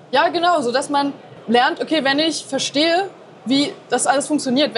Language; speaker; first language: German; native; German